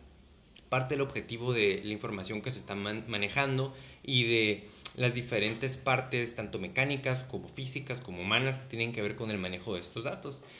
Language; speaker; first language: Spanish; native; Spanish